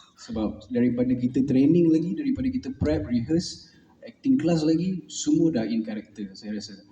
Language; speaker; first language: Malay; native; Malay